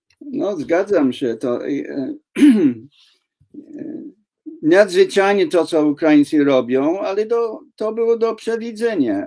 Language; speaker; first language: Polish; non-native, fluent; English